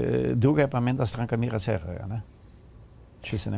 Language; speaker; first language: Slovenian; native; Slovenian